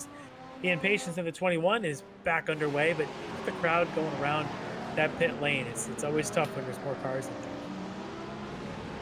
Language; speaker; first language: English; native; English